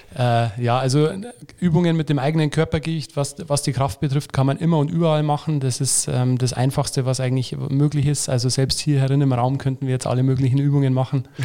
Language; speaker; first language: German; native; German